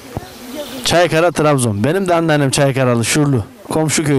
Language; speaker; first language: Turkish; native; Turkish